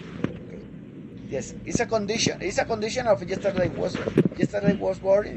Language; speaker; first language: English; non-native, learner; Spanish